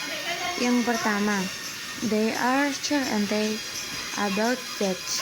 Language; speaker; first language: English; non-native, learner; Indonesian